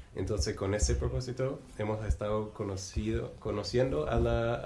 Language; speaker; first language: Spanish; non-native, fluent; English